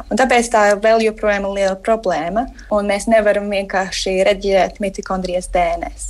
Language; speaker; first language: Latvian; early bilingual, heritage; Latvian